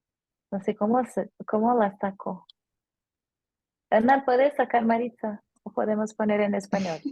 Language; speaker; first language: Spanish; non-native, learner; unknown